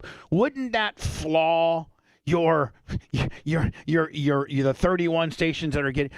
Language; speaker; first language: English; native; English